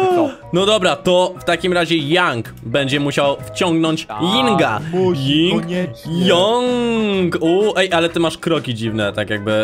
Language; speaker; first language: Polish; native; Polish